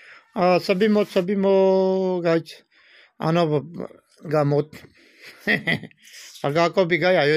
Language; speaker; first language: Filipino; non-native, learner; Punjabi